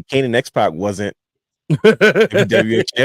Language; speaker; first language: English; native; English